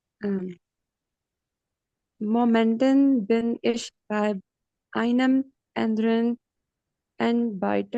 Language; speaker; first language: German; non-native, learner; Hindi